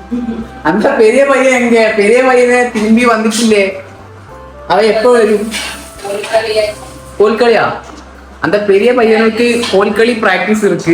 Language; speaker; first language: Tamil; non-native, learner; Malayalam